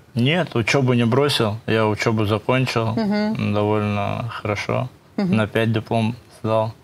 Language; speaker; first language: Russian; native; Russian